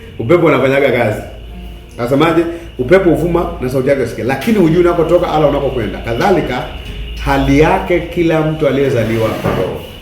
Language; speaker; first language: Swahili; native; Swahili